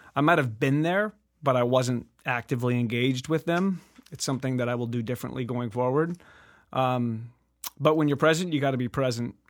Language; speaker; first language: English; native; English